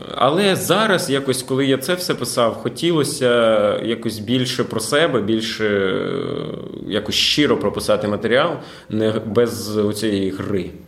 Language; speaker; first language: Ukrainian; non-native, local second language; Russian